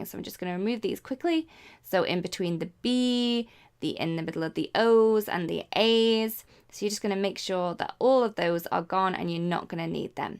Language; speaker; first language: English; native; English